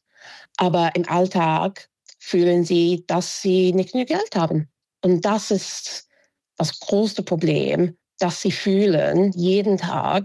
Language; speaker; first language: German; non-native, fluent; English